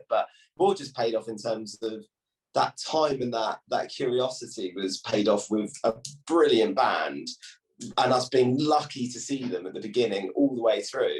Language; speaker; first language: English; native; English